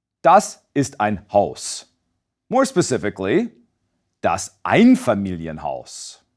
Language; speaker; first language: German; non-native, fluent; English